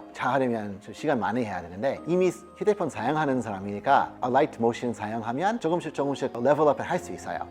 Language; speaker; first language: Korean; non-native, fluent; English